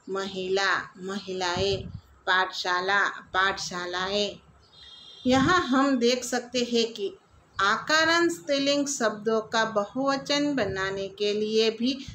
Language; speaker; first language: Hindi; non-native, local second language; Gujarati